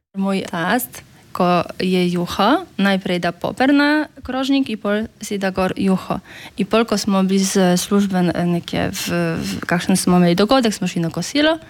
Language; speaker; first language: Slovenian; non-native, fluent; Polish